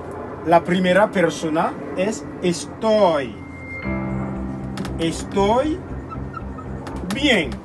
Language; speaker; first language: Spanish; non-native, fluent; Haitian Creole